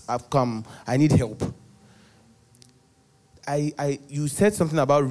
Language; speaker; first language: English; non-native, local second language; Yoruba